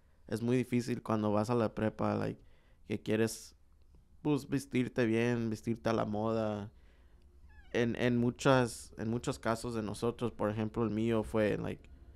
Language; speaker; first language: Spanish; early bilingual, heritage; Spanish